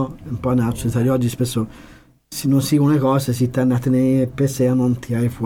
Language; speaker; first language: Italian; native; Italian